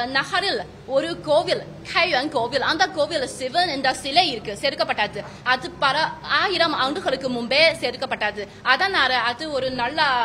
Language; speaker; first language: Tamil; non-native, fluent; Chinese